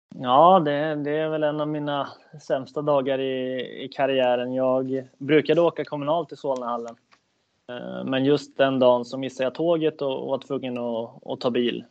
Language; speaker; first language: Swedish; native; Swedish